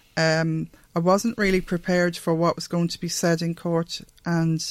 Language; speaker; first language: English; native; English